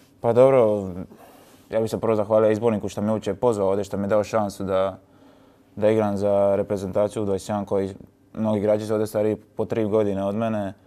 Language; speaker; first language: Croatian; native; Croatian